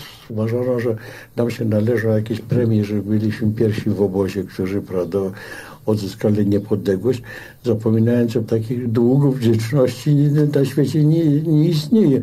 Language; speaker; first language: Polish; native; Polish